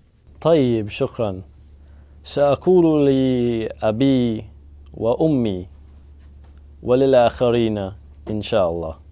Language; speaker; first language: Arabic; non-native, learner; English